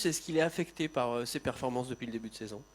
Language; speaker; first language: French; native; French